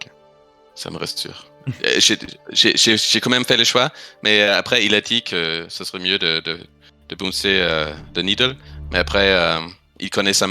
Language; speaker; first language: French; non-native, fluent; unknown